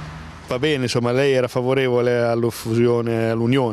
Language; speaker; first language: Italian; native; Italian